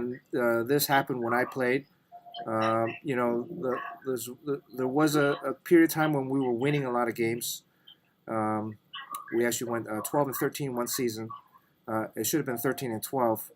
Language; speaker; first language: English; native; English